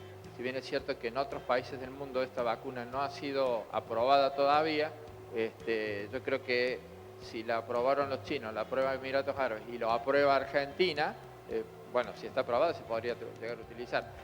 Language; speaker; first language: Spanish; native; Spanish